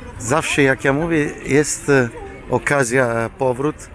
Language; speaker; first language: Polish; non-native, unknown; Italian